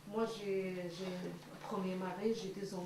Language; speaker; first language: French; non-native, learner; Arabic